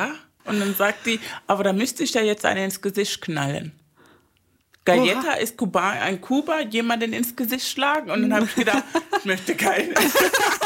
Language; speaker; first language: German; non-native, fluent; Spanish